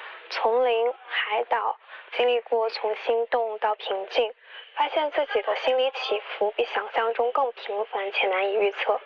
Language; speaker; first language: Chinese; native; Chinese